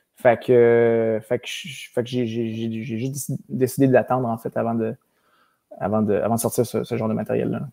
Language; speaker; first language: French; native; French